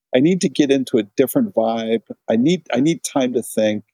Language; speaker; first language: English; native; English